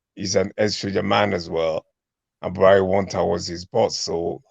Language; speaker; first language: English; non-native, local second language; Yoruba